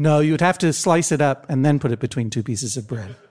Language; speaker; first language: English; native; English